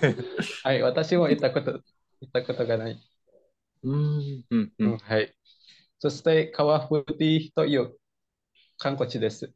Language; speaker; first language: Japanese; non-native, learner; Indonesian